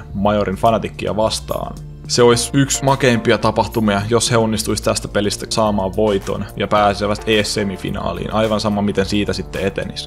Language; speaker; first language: Finnish; native; Finnish